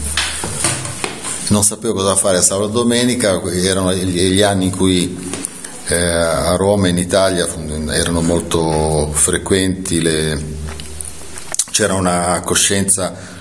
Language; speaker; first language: Italian; native; Italian